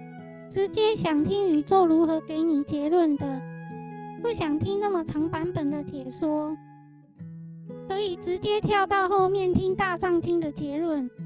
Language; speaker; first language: Chinese; native; Chinese